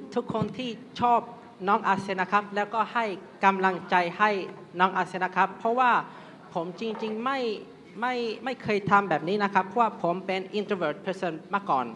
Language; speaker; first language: Thai; early bilingual, heritage; Thai